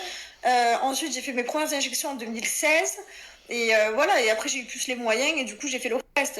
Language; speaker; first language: French; native; French